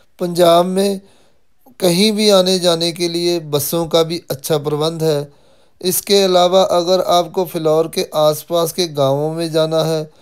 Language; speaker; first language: Hindi; non-native, local second language; Punjabi